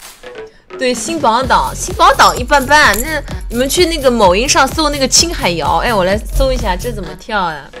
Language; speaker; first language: Chinese; native; Chinese